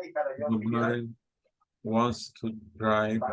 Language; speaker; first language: English; non-native, learner; Spanish